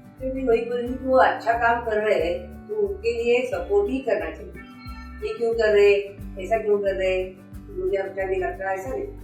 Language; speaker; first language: Hindi; non-native, local second language; Marathi